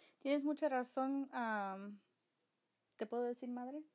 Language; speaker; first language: Spanish; early bilingual, heritage; Spanish